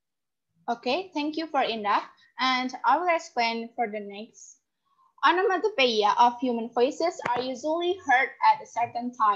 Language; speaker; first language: English; non-native, learner; Indonesian